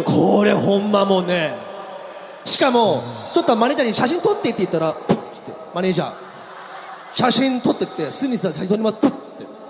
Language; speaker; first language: Japanese; native; Japanese